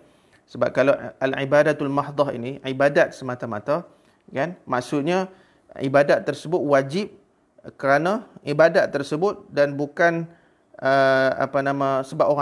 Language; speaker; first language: Malay; native; Malay